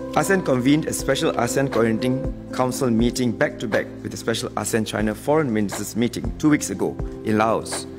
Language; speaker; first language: English; non-native, local second language; Malay